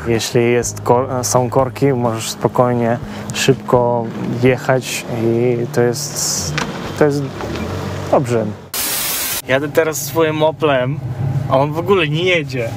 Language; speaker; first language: Polish; non-native, fluent; Ukrainian